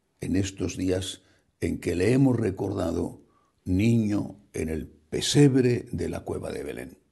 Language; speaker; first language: Spanish; native; Spanish